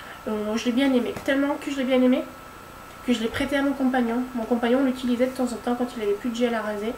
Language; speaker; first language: French; native; French